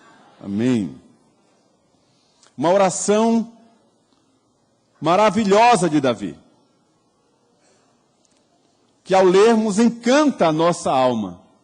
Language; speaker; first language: Portuguese; native; Portuguese